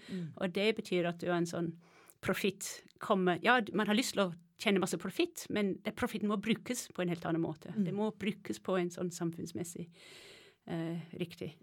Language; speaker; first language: Norwegian; non-native, fluent; English